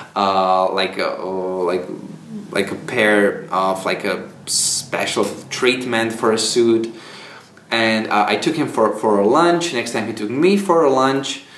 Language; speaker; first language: English; non-native, fluent; Czech